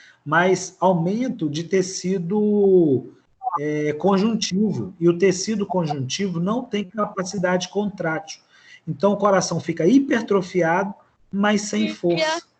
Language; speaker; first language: Portuguese; native; Portuguese